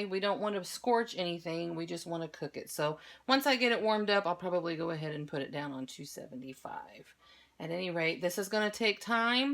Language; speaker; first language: English; native; English